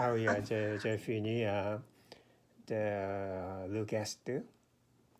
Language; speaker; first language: French; non-native, learner; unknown